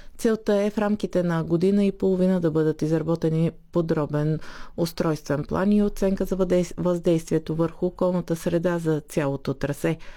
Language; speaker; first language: Bulgarian; non-native, local second language; Turkish